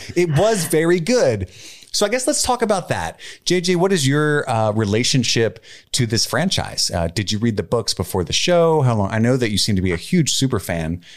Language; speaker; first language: English; native; English